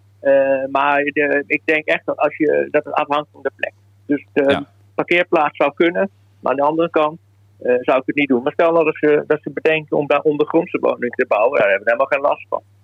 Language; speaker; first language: Dutch; native; Dutch